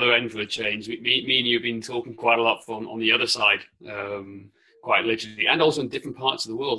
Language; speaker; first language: English; non-native, local second language; Welsh